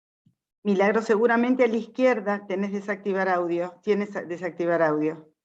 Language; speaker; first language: Spanish; native; Spanish